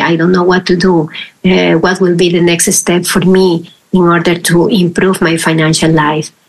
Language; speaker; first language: English; non-native, fluent; Spanish